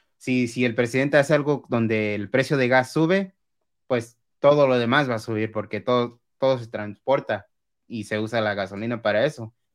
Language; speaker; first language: Spanish; early bilingual, heritage; Spanish